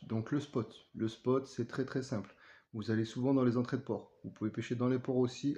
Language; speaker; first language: French; native; French